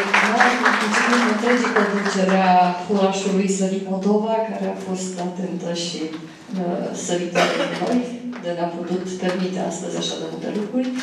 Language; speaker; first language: Romanian; native; Romanian